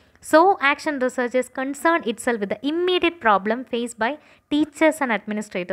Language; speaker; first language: English; non-native, local second language; Malayalam